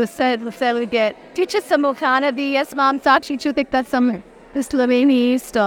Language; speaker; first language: Slovenian; early bilingual, heritage; Slovenian